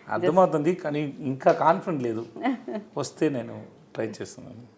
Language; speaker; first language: Telugu; non-native, learner; Tamil